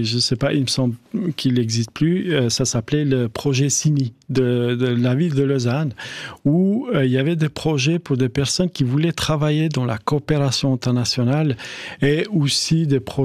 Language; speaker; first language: French; non-native, fluent; Albanian